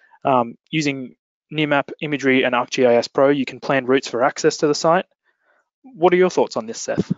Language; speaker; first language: English; native; English